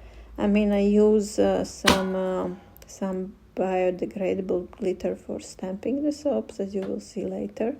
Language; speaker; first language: English; non-native, fluent; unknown